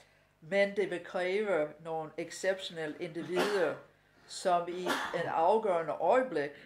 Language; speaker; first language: Danish; non-native, fluent; English